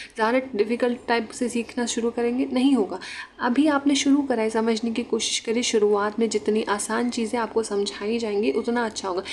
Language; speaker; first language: Hindi; non-native, local second language; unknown